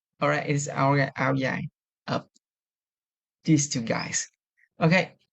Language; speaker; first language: English; non-native, fluent; Vietnamese